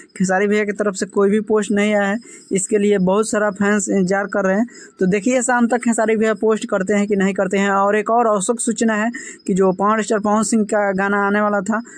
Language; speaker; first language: Hindi; native; Hindi